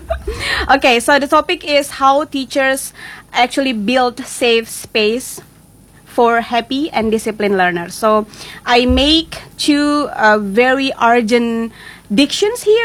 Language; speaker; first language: English; non-native, fluent; Indonesian